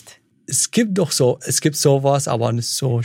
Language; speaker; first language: German; non-native, fluent; Arabic